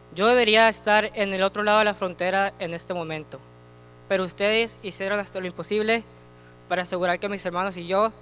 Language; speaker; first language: Spanish; early bilingual, heritage; Spanish